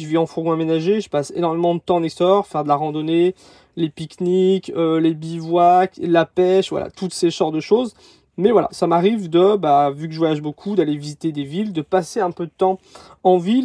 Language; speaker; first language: French; native; French